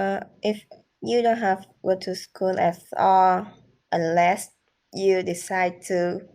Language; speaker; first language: English; non-native, learner; Vietnamese